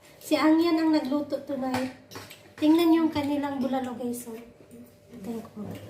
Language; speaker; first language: Filipino; non-native, local second language; Cebuano